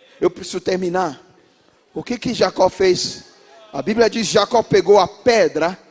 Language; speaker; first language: Portuguese; non-native, fluent; English